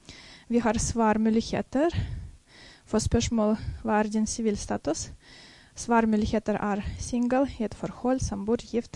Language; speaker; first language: Norwegian; non-native, fluent; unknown